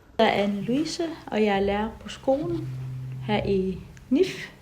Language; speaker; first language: Danish; non-native, local second language; Kalaallisut